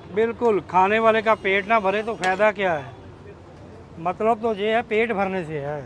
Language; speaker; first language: Hindi; native; Hindi